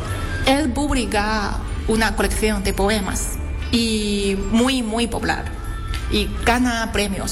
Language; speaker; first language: Spanish; non-native, fluent; Chinese